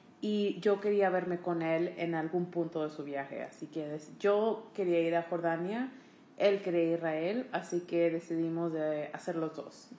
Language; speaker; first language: Spanish; early bilingual, heritage; Spanish